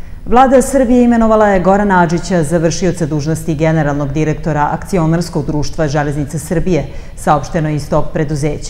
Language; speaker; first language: Serbian; native; Serbian